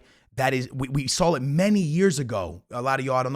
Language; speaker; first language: English; native; English